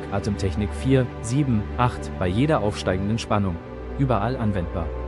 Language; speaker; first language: German; native; German